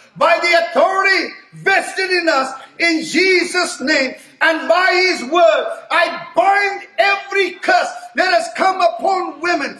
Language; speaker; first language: English; native; English